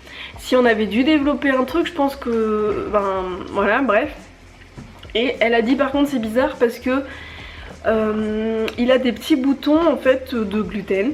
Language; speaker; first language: French; native; French